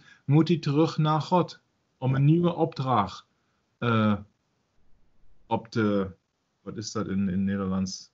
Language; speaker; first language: Dutch; non-native, learner; German